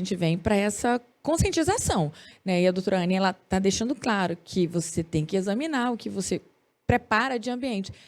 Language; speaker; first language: Portuguese; native; Portuguese